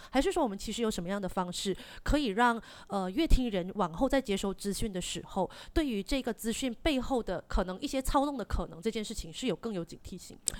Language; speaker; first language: Chinese; native; Chinese